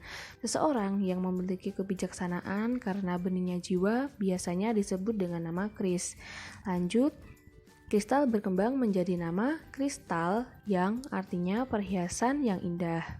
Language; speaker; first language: Indonesian; native; Indonesian